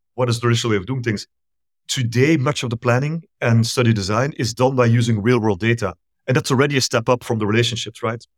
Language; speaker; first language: English; non-native, fluent; Dutch